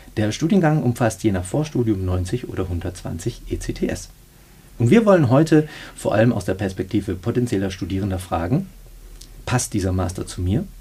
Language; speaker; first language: German; native; German